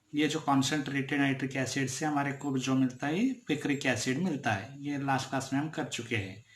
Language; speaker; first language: Hindi; non-native, local second language; Kannada